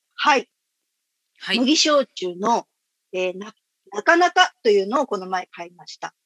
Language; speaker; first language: Japanese; native; Japanese